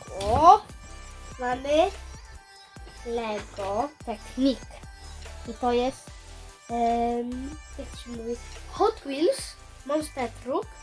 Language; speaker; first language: Polish; early bilingual, heritage; Polish